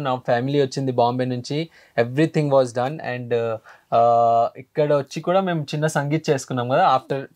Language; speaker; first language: Telugu; early bilingual, heritage; Telugu